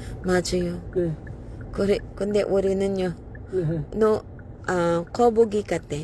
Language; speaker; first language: Korean; non-native, learner; Filipino